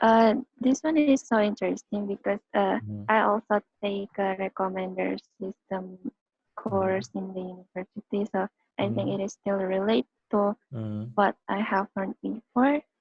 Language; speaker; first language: English; non-native, learner; Indonesian